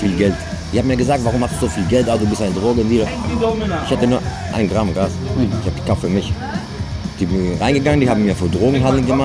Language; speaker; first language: German; non-native, learner; Greek